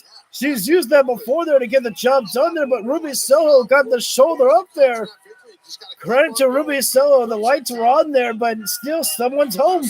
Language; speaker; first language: English; native; English